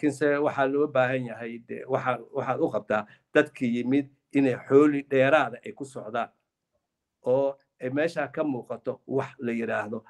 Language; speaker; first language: Somali; native; Somali